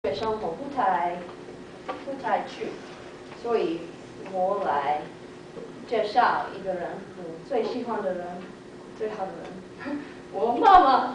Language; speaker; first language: Chinese; non-native, learner; English